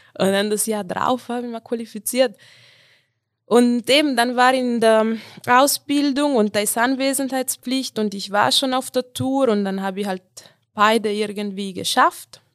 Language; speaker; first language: German; non-native, local second language; Ladin